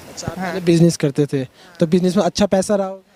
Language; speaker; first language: Hindi; native; Hindi